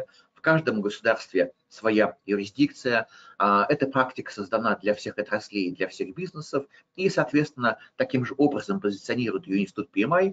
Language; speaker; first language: Russian; native; Russian